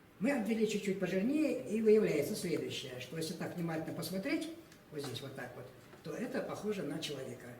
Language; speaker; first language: Russian; non-native, local second language; Ingush